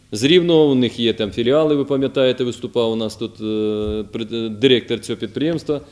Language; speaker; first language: Ukrainian; native; Ukrainian